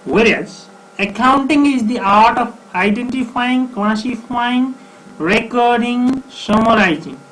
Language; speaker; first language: English; non-native, local second language; Nepali